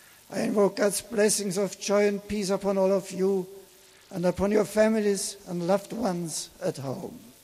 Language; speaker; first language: English; non-native, fluent; German